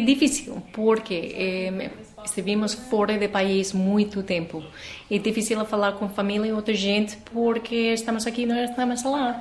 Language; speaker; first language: Portuguese; non-native, learner; English